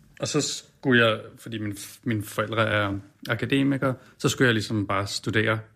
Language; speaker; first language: Danish; native; Danish